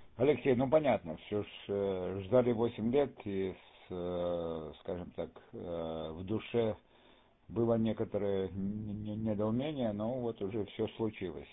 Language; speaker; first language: Russian; native; Russian